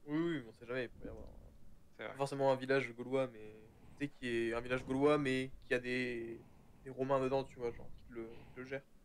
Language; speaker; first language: French; native; French